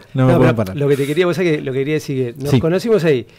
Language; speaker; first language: Spanish; native; Spanish